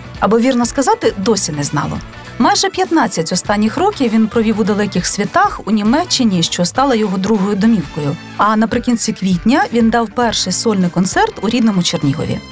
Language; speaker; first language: Ukrainian; native; Ukrainian